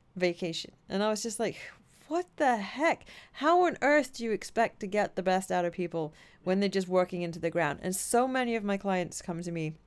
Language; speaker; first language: English; native; English